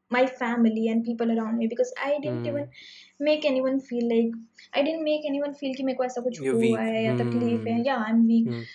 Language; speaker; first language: English; non-native, local second language; Hindi